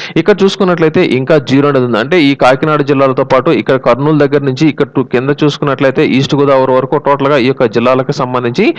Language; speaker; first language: Telugu; native; Telugu